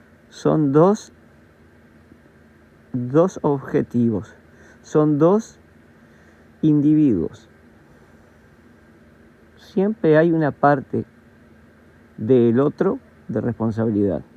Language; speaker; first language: Spanish; native; Spanish